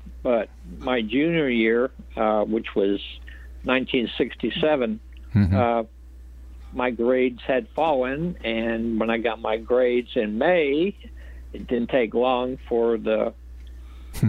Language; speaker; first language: English; native; English